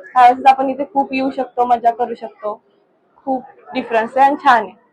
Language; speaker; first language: Marathi; native; Marathi